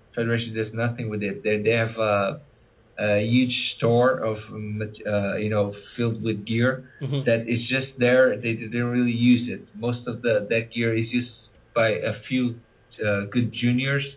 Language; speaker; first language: English; early bilingual, other home language; Portuguese